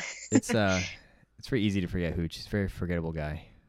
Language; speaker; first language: English; native; English